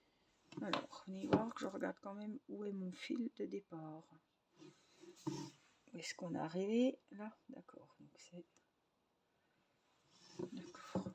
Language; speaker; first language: French; native; French